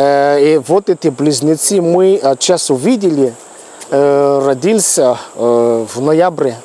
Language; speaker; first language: Russian; non-native, learner; Malagasy